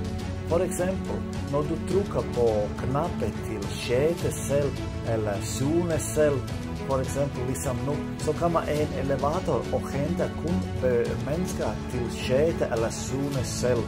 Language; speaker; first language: Swedish; non-native, learner; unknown